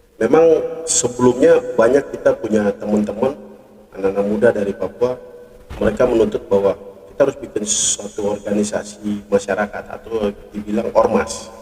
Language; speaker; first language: Indonesian; native; Indonesian